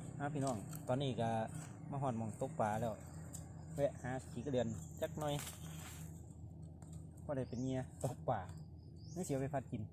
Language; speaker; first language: Thai; non-native, local second language; Lao